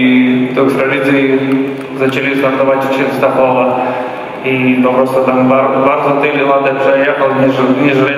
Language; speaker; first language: Polish; non-native, learner; Russian